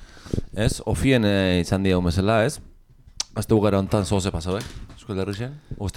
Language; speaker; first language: Basque; native; Basque